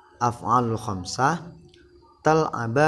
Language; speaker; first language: Arabic; non-native, learner; Indonesian